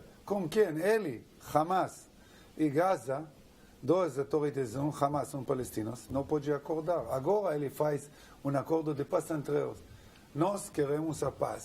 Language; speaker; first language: Portuguese; non-native, learner; Hebrew